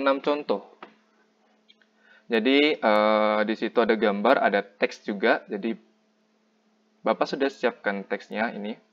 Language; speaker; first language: Indonesian; native; Indonesian